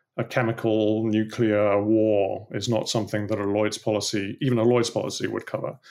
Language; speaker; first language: English; native; English